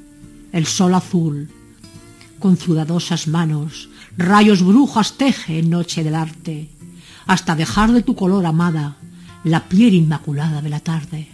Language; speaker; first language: Spanish; native; Spanish